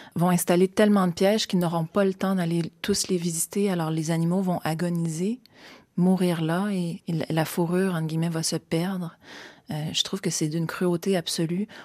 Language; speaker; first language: French; native; French